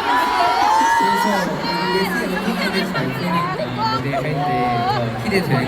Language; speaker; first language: Korean; non-native, fluent; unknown